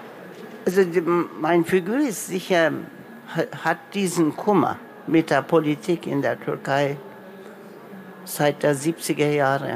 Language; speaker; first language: German; non-native, local second language; Turkish